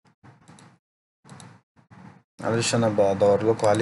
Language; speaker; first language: Arabic; native; Arabic